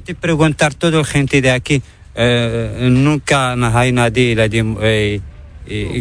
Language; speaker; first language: Spanish; non-native, learner; Arabic